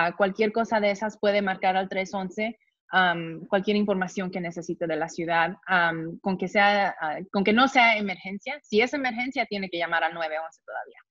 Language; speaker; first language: Spanish; early bilingual, heritage; Spanish